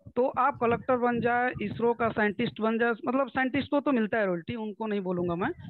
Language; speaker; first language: Hindi; native; Hindi